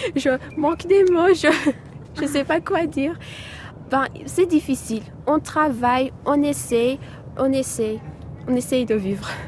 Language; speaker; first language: French; non-native, fluent; Persian